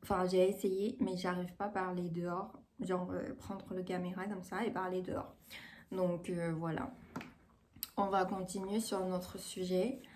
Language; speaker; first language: French; non-native, fluent; Chinese